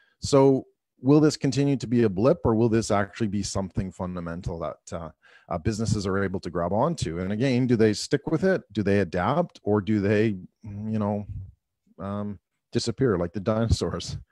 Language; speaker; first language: English; native; English